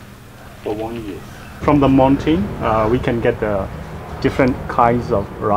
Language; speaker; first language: English; non-native, fluent; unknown